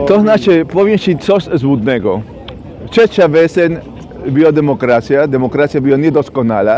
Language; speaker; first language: Polish; non-native, fluent; Spanish